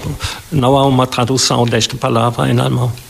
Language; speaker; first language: Portuguese; non-native, fluent; German